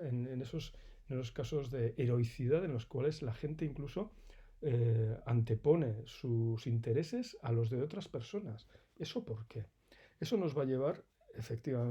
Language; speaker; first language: Spanish; native; Spanish